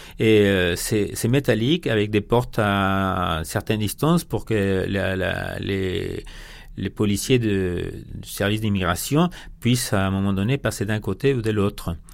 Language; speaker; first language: French; non-native, fluent; Spanish